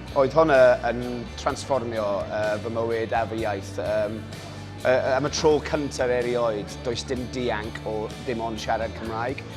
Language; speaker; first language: Welsh; non-native, local second language; English